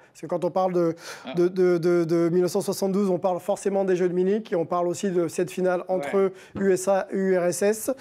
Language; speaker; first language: French; native; French